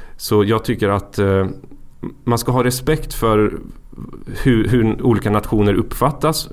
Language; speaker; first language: Swedish; native; Swedish